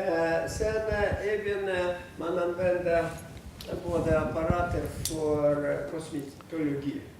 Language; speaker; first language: Swedish; non-native, fluent; Russian